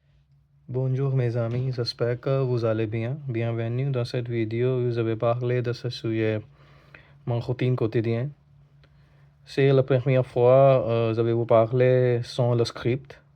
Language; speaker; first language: French; non-native, learner; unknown